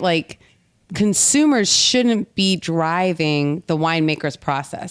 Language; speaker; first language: English; native; English